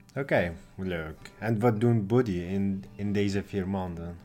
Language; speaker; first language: Dutch; non-native, learner; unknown